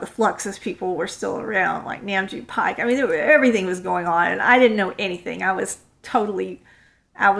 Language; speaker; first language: English; native; English